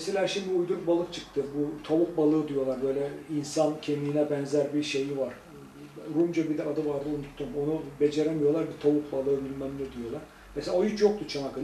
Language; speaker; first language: Turkish; native; Turkish